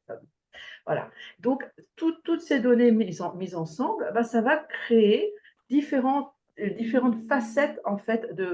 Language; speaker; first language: French; native; French